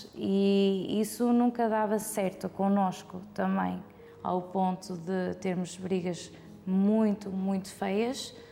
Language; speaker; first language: Portuguese; early bilingual, heritage; Portuguese